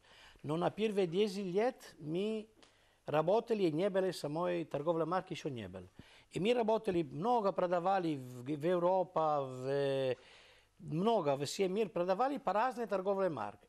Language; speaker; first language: Russian; non-native, learner; Italian